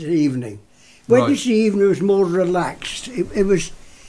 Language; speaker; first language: English; native; English